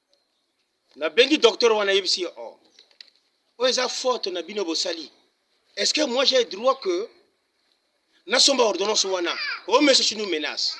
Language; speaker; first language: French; non-native, local second language; Lingala